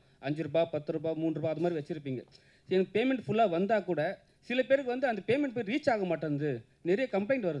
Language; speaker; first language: Tamil; native; Tamil